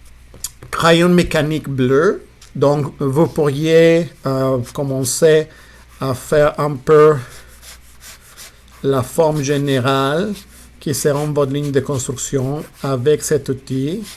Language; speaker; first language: French; non-native, fluent; Spanish